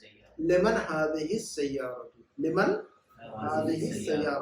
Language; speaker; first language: Arabic; non-native, fluent; Urdu